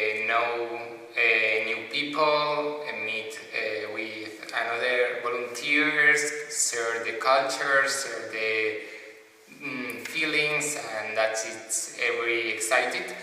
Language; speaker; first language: English; non-native, fluent; Spanish